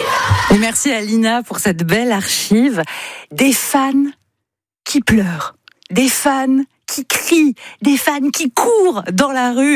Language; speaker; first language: French; native; French